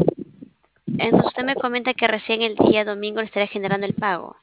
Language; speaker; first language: Spanish; native; Spanish